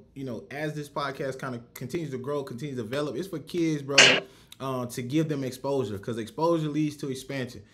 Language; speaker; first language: English; native; English